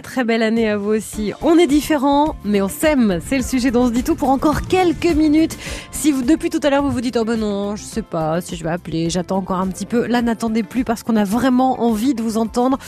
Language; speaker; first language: French; native; French